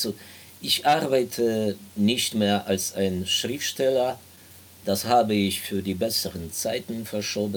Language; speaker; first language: German; non-native, fluent; Ukrainian